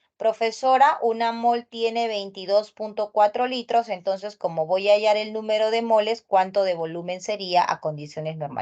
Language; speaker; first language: Spanish; native; Spanish